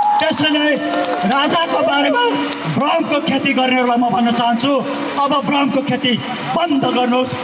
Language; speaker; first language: Nepali; native; Nepali